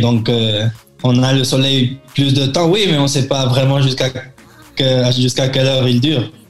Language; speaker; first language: French; early bilingual, heritage; French